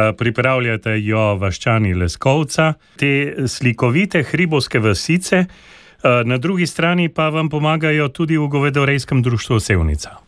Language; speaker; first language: Slovenian; native; Slovenian